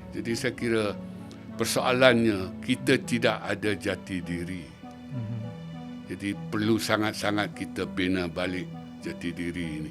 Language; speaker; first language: Malay; native; Malay